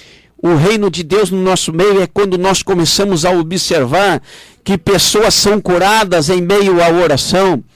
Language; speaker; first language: Portuguese; native; Portuguese